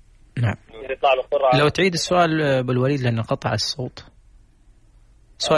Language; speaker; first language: Arabic; native; Arabic